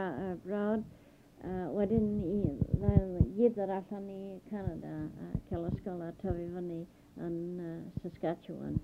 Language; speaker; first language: Welsh; early bilingual, heritage; Welsh